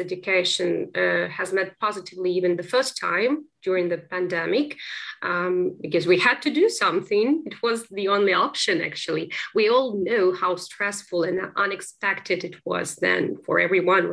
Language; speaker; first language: English; non-native, fluent; Ukrainian